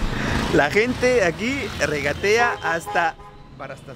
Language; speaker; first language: Spanish; non-native, fluent; Arabic